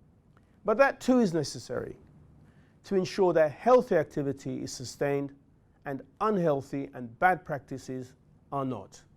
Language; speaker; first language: English; native; English